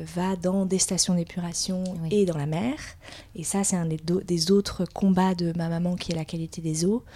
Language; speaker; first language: French; native; French